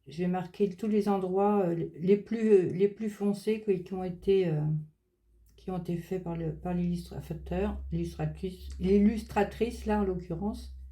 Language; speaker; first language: French; native; French